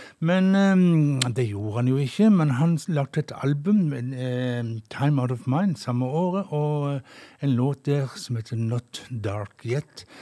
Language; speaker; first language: Norwegian; native; Norwegian